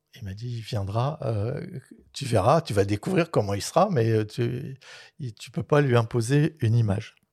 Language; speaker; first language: French; native; French